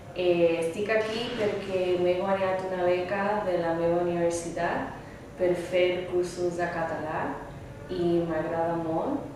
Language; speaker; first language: Catalan; non-native, fluent; Spanish